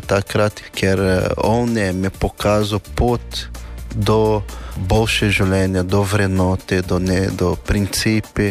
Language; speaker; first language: Slovenian; non-native, learner; Portuguese